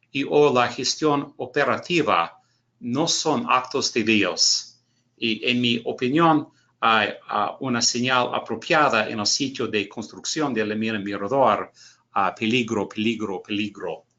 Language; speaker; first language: Spanish; non-native, learner; English